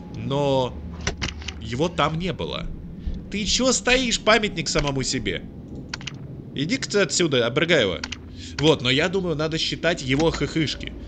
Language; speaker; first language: Russian; native; Russian